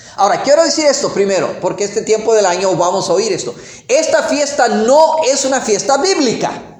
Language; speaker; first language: Spanish; non-native, fluent; English